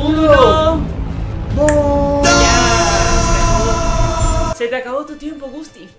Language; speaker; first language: Spanish; native; Spanish